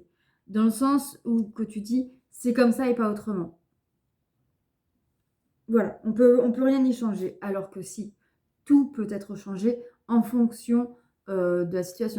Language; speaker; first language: French; native; French